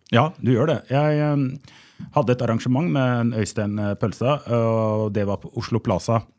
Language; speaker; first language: Norwegian; early bilingual, other home language; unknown